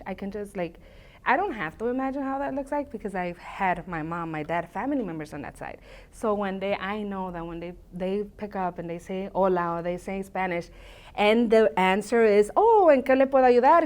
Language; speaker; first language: English; early bilingual, other home language; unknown